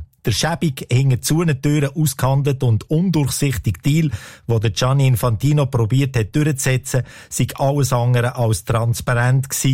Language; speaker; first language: German; native; German